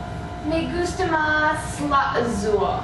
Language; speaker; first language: Spanish; non-native, learner; English